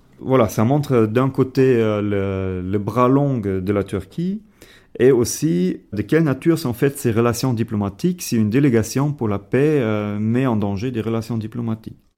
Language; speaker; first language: French; non-native, fluent; German